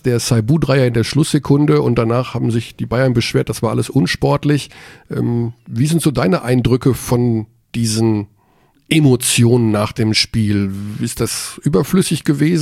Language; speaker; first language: German; native; German